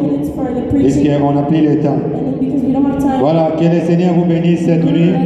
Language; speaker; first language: French; non-native, local second language; Lingala